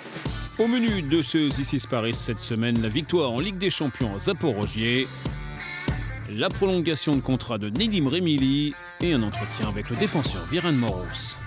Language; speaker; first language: French; native; French